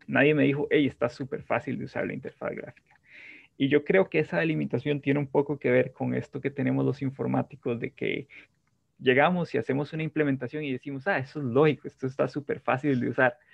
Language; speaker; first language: Spanish; native; Spanish